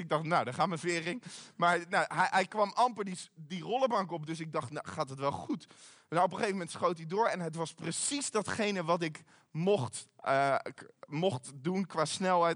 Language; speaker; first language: Dutch; native; Dutch